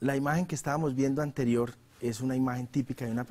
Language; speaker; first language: Spanish; native; Spanish